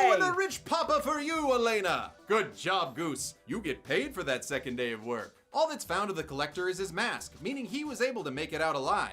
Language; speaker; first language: English; native; English